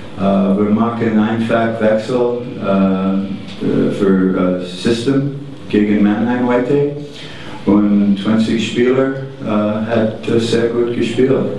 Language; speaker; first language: German; non-native, learner; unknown